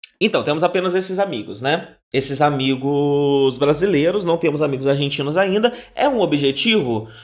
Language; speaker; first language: Portuguese; native; Portuguese